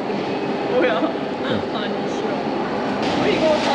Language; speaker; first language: Korean; non-native, learner; Uzbek